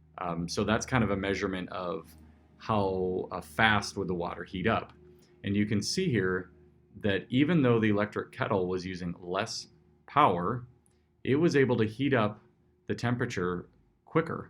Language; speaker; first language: English; native; English